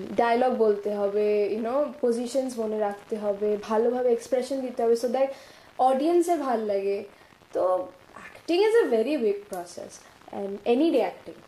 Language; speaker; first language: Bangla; non-native, local second language; Punjabi